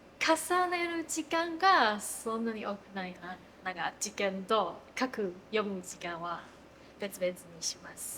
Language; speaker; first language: Japanese; non-native, fluent; Chinese